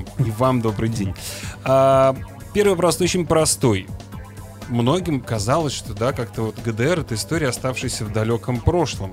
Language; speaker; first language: Russian; native; Russian